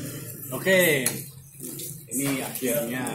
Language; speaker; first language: Indonesian; non-native, learner; English